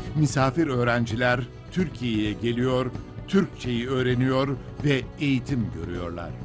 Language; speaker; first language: Turkish; native; Turkish